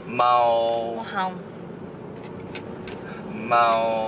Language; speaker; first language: Vietnamese; early bilingual, heritage; Vietnamese